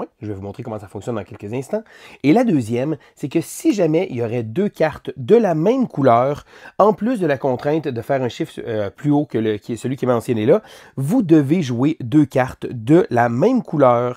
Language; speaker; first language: French; native; French